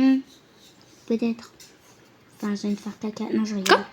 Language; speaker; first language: French; native; French